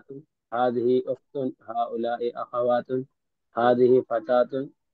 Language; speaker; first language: Arabic; non-native, learner; Urdu